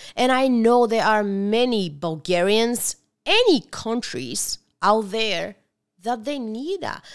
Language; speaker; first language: English; non-native, fluent; Bulgarian